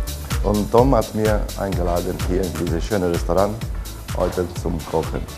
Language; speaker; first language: German; non-native, fluent; Italian